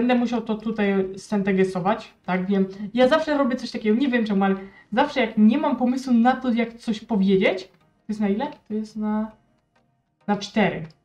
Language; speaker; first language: Polish; native; Polish